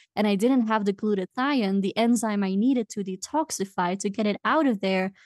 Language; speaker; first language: English; non-native, fluent; Dutch